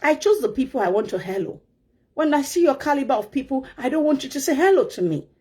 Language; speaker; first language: English; non-native, local second language; Yoruba